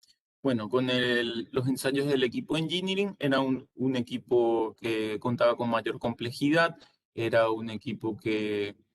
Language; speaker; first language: Spanish; native; Spanish